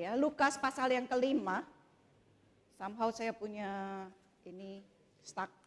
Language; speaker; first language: Indonesian; native; Indonesian